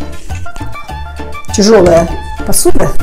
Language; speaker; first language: Russian; native; Russian